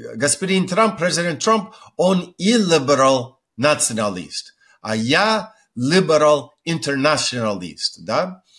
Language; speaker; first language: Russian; non-native, fluent; English